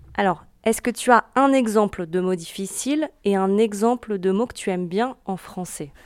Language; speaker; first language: French; native; French